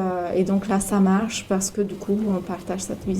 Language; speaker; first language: French; native; French